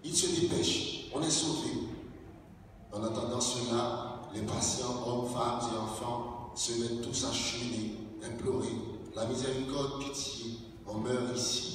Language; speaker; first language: French; non-native, local second language; Haitian Creole